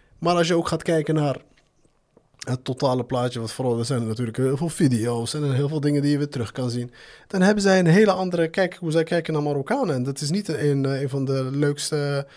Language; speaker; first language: Dutch; early bilingual, other home language; Arabic